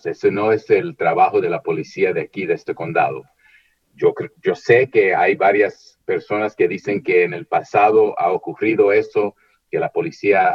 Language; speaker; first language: Spanish; early bilingual, heritage; Spanish